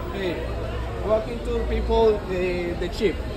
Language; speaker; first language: English; non-native, learner; Spanish